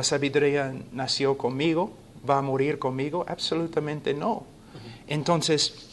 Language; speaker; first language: Spanish; non-native, fluent; English